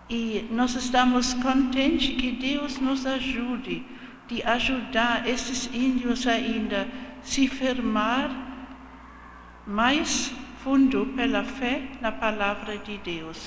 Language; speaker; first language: Portuguese; non-native, fluent; German